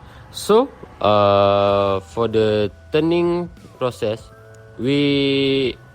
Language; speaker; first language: English; non-native, local second language; Malay